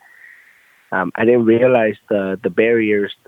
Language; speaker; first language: English; native; English